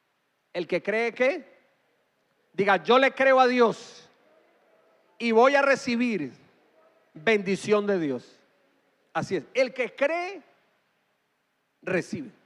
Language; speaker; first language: Spanish; native; Spanish